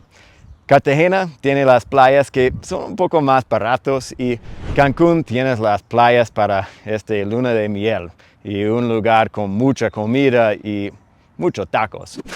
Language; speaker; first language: Spanish; non-native, fluent; English